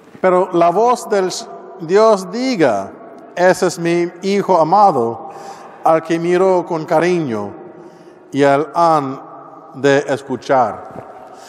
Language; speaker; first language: Spanish; non-native, learner; English